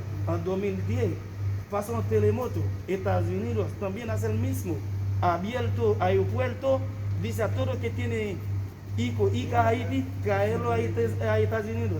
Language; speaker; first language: Spanish; non-native, learner; Haitian Creole